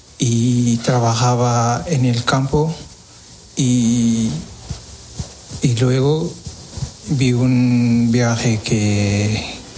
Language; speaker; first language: Spanish; non-native, learner; Wolof